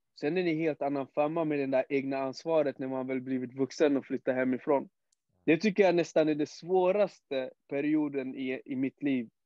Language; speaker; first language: Swedish; early bilingual, other home language; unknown